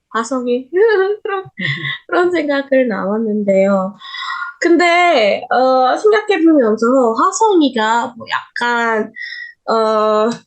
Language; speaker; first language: Korean; non-native, learner; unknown